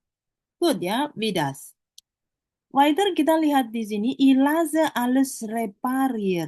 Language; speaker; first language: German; non-native, fluent; Indonesian